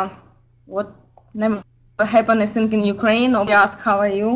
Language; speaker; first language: English; non-native, learner; Ukrainian